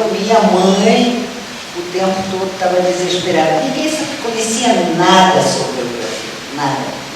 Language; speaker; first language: Portuguese; early bilingual, other home language; Russian